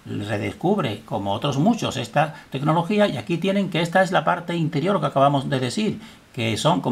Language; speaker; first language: Spanish; native; Spanish